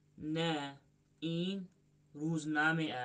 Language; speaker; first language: Persian; non-native, learner; Urdu